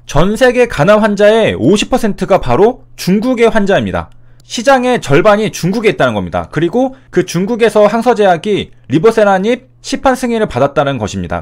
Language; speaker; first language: Korean; native; Korean